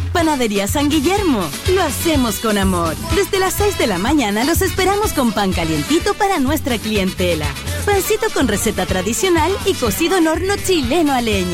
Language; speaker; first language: Spanish; native; Spanish